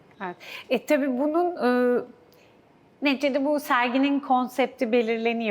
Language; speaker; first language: Turkish; native; Turkish